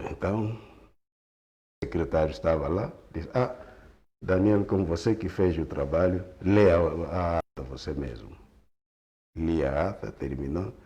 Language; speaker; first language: Portuguese; non-native, local second language; Kongo